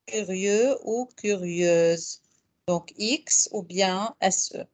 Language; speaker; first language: French; non-native, fluent; Arabic